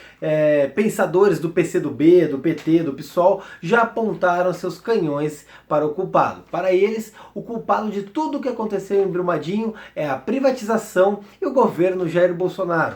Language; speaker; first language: Portuguese; native; Portuguese